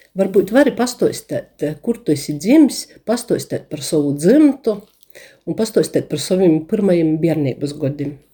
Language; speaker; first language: Latvian; native; Latvian